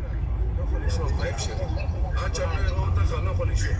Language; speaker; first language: Hebrew; native; Hebrew